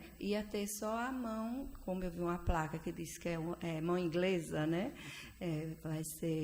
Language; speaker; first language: Portuguese; native; Portuguese